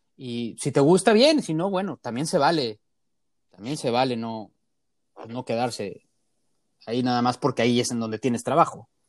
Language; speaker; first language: Spanish; native; Spanish